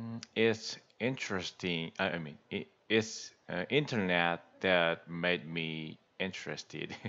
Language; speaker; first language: English; non-native, learner; Korean